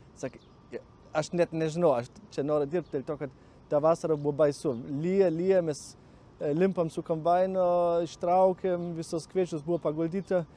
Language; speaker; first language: Lithuanian; non-native, learner; German